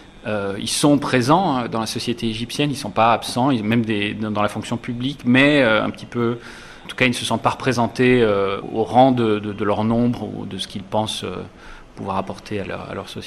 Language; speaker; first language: French; native; French